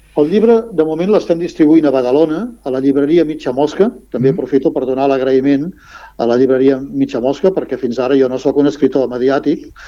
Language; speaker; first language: Catalan; non-native, local second language; Spanish